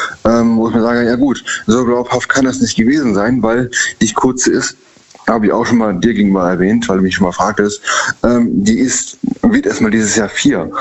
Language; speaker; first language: German; native; German